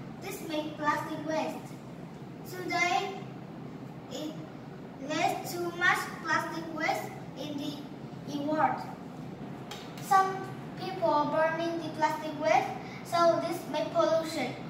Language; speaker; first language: English; non-native, learner; Vietnamese